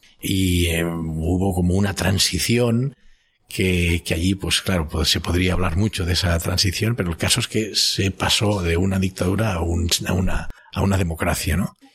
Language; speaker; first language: Spanish; non-native, local second language; Catalan